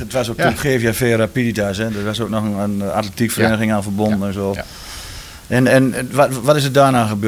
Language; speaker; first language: Dutch; native; Dutch